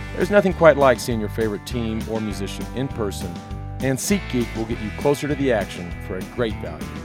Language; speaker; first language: English; native; English